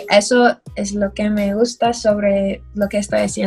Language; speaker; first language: Spanish; non-native, learner; English